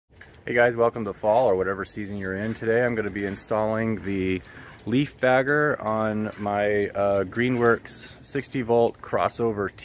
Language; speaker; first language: English; native; English